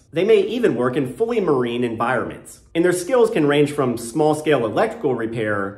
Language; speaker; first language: English; native; English